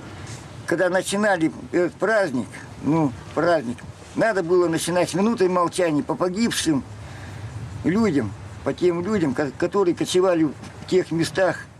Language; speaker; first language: Russian; native; Russian